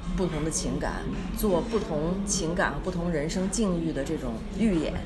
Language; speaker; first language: Chinese; native; Chinese